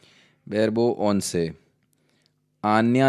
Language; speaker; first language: Spanish; non-native, learner; Hindi